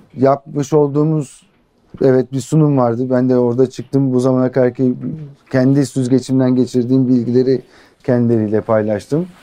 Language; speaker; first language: Turkish; native; Turkish